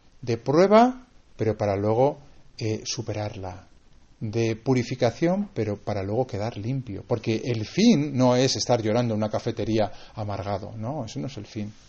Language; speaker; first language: Spanish; native; Spanish